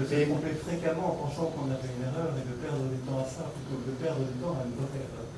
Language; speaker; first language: French; native; French